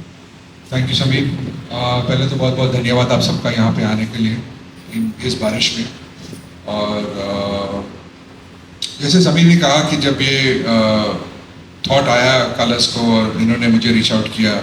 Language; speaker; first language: Hindi; native; Hindi